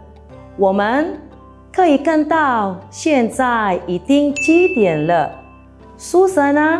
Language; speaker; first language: Chinese; non-native, fluent; Filipino